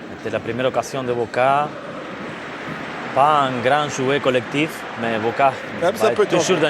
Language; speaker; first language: French; non-native, fluent; Spanish